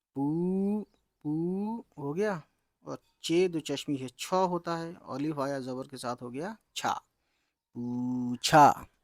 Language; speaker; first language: Hindi; native; Hindi